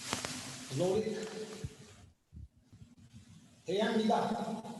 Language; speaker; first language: English; non-native, learner; Italian